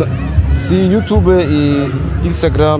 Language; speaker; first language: Spanish; non-native, learner; German